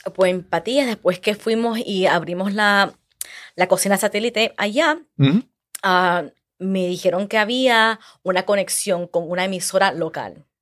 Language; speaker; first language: Spanish; early bilingual, heritage; Spanish